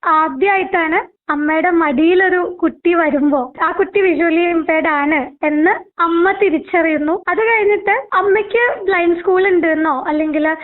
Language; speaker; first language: Malayalam; non-native, local second language; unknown